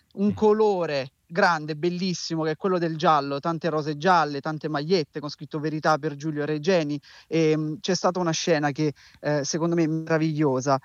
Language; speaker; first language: Italian; native; Italian